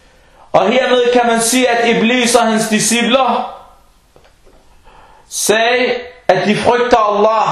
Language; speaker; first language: Danish; non-native, local second language; Arabic